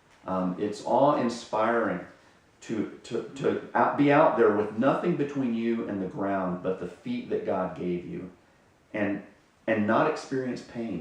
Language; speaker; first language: English; native; English